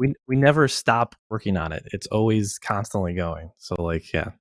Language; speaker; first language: English; native; English